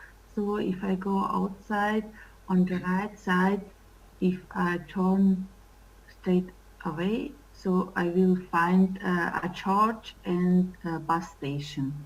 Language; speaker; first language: English; non-native, learner; Russian